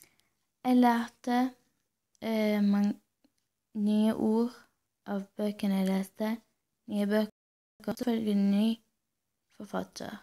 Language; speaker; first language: Norwegian; non-native, learner; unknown